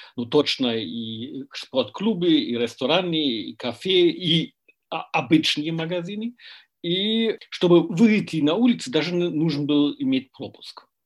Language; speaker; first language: Russian; non-native, fluent; German